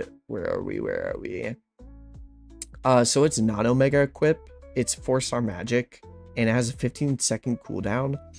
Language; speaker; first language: English; native; English